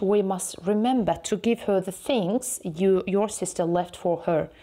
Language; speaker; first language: English; non-native, fluent; Azerbaijani